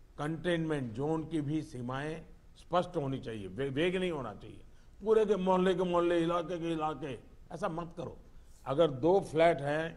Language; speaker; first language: Hindi; non-native, local second language; Gujarati